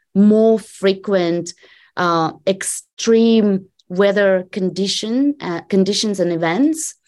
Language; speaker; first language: English; non-native, fluent; Russian